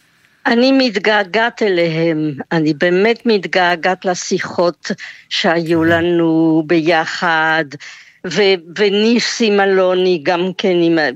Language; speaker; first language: Hebrew; non-native, fluent; French